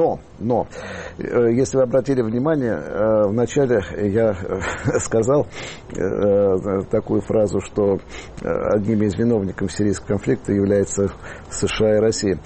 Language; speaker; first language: Russian; native; Russian